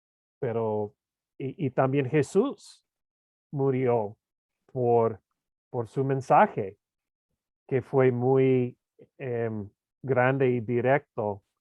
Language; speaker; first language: Spanish; non-native, fluent; English